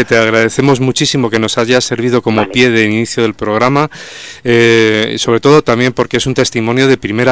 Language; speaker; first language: Spanish; native; Spanish